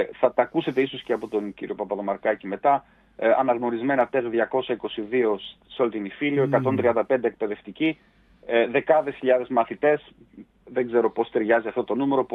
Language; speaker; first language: Greek; early bilingual, heritage; Greek